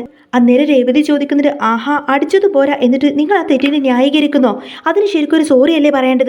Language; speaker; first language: Malayalam; native; Malayalam